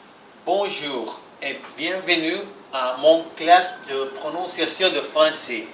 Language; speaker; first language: French; non-native, fluent; Spanish